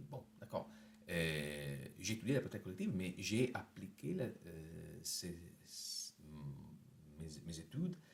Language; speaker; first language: French; non-native, fluent; Italian